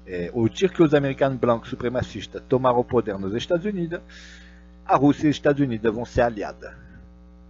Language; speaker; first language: Portuguese; non-native, fluent; Russian